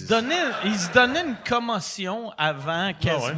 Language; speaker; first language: French; native; French